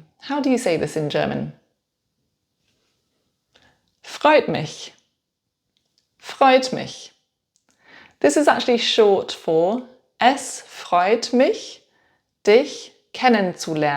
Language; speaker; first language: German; non-native, fluent; English